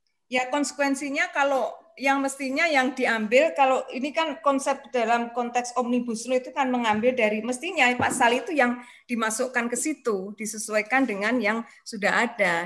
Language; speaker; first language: Indonesian; native; Indonesian